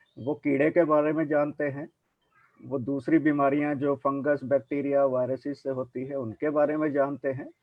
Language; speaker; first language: Hindi; non-native, local second language; Punjabi